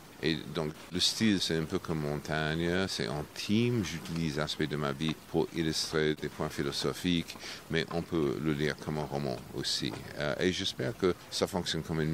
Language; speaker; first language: French; non-native, fluent; English